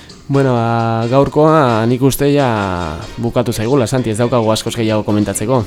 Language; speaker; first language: Basque; early bilingual, heritage; Basque